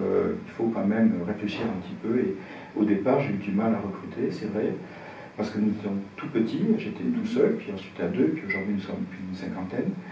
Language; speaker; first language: French; native; French